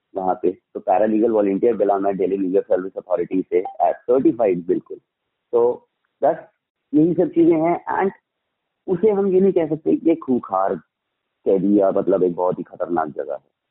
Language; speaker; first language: Hindi; native; Hindi